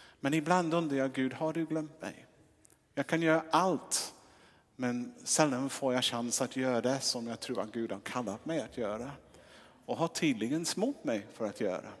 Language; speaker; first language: Swedish; non-native, fluent; English